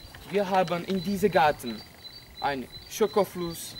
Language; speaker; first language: German; non-native, learner; Czech